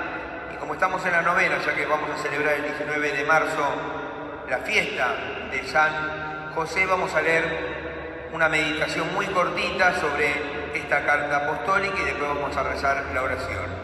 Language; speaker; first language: Spanish; native; Spanish